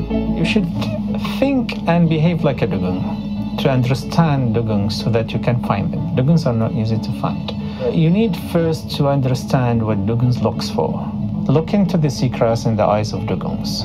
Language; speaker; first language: English; non-native, fluent; Arabic